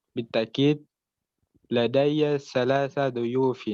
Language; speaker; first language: Arabic; non-native, learner; Indonesian